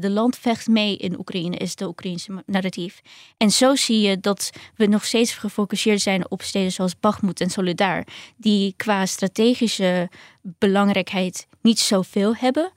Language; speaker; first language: Dutch; early bilingual, other home language; Ukrainian